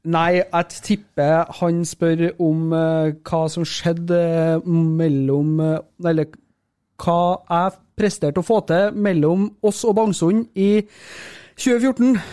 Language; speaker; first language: Norwegian; native; Norwegian